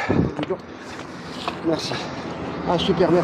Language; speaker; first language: French; native; French